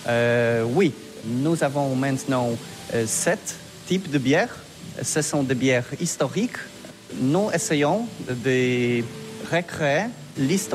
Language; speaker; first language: French; non-native, fluent; Polish